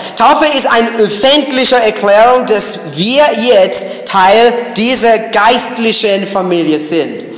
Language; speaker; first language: German; non-native, fluent; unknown